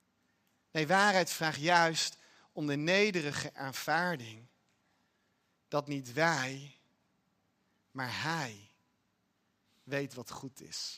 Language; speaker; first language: Dutch; native; Dutch